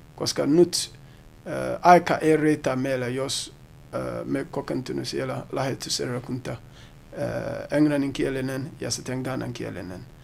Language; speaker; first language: Finnish; non-native, learner; Akan